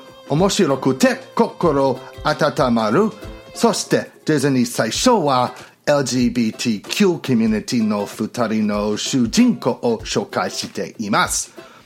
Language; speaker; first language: Japanese; non-native, learner; English